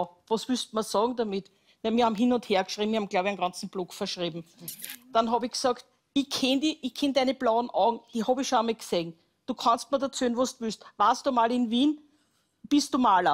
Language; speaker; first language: German; native; German